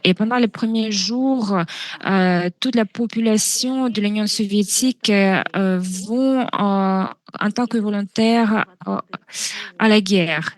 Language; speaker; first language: French; non-native, fluent; Russian